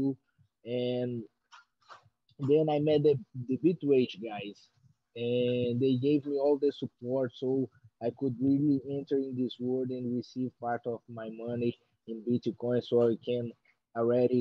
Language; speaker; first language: English; non-native, fluent; Portuguese